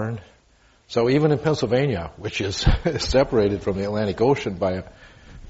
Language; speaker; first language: English; native; English